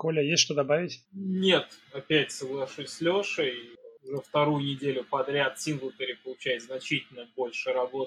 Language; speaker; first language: Russian; native; Russian